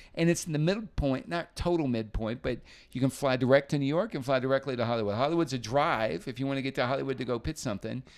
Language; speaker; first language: English; native; English